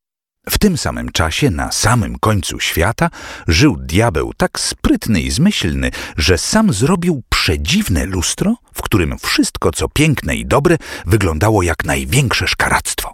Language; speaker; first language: Polish; native; Polish